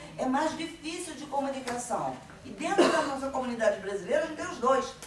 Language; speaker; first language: Portuguese; native; Portuguese